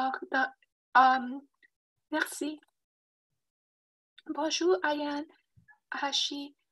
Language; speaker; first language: French; non-native, learner; English